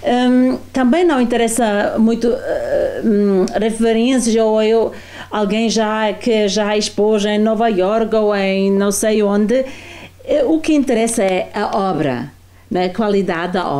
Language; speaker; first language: Portuguese; non-native, fluent; German